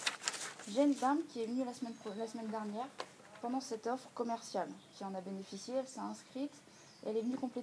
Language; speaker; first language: French; native; French